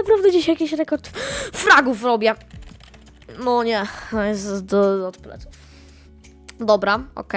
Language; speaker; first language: Polish; native; Polish